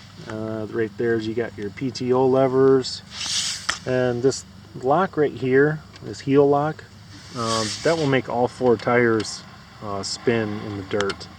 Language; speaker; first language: English; native; English